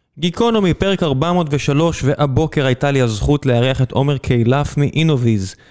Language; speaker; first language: Hebrew; native; Hebrew